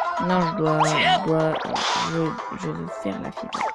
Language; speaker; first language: French; native; French